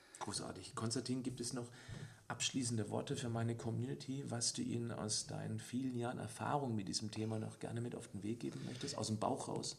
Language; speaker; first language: German; native; German